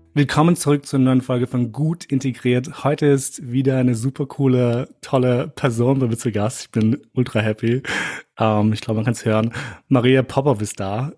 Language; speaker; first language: German; early bilingual, other home language; Albanian